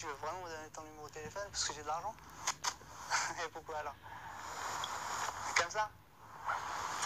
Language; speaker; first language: French; native; French